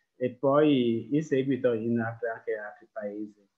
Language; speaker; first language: Italian; non-native, fluent; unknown